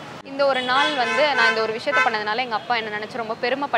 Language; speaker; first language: Tamil; native; Tamil